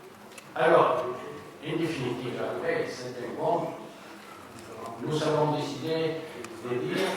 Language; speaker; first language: French; non-native, learner; Spanish